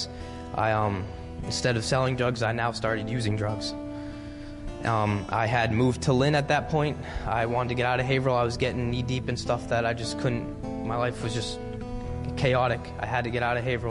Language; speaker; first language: English; native; English